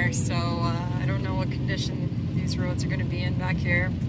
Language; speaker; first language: English; native; English